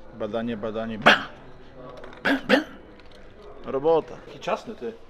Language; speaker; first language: Polish; native; Polish